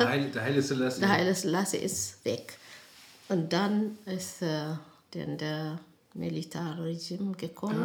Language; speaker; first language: German; non-native, learner; Amharic